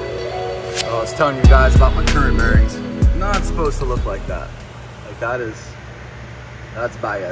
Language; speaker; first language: English; native; English